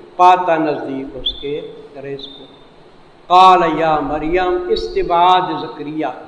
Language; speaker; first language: Urdu; non-native, local second language; Saraiki